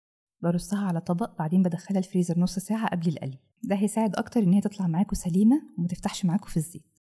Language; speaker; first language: Arabic; native; Arabic